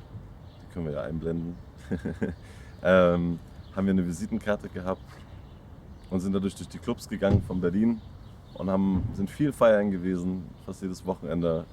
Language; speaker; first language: German; native; German